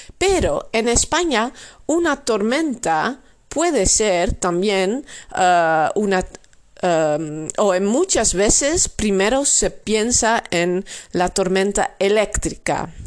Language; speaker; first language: Spanish; non-native, fluent; Dutch